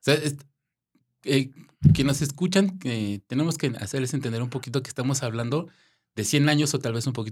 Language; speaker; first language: Spanish; native; Spanish